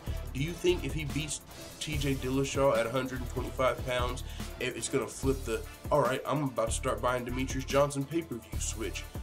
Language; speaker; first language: English; native; English